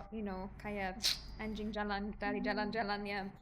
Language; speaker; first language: Indonesian; non-native, learner; English